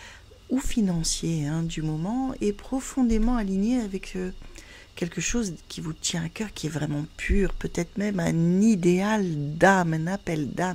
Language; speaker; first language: French; native; French